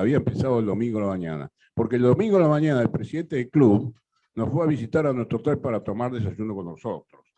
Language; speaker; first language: Spanish; native; Spanish